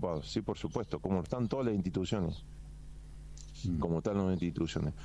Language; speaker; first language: Spanish; native; Spanish